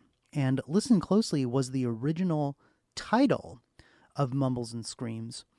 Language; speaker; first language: English; native; English